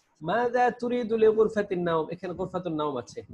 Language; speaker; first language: Arabic; non-native, fluent; Bangla